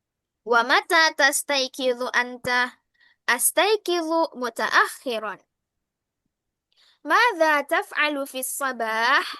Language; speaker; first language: Arabic; non-native, fluent; Indonesian